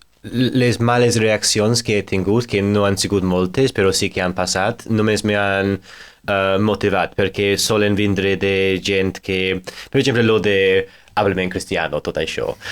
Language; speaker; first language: Catalan; non-native, fluent; English